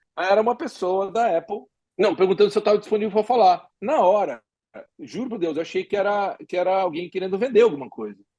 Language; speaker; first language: Portuguese; native; Portuguese